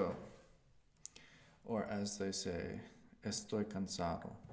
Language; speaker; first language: Spanish; non-native, learner; English